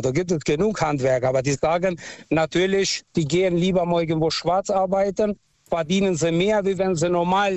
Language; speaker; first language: German; non-native, fluent; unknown